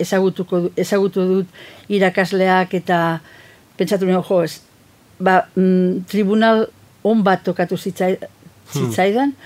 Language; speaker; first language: Basque; non-native, fluent; Catalan